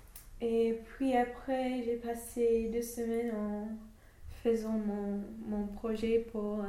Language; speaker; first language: French; non-native, fluent; English